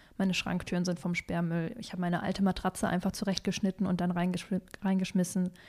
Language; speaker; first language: German; early bilingual, other home language; Russian